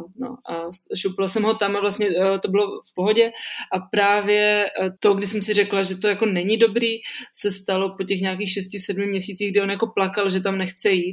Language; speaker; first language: Czech; native; Czech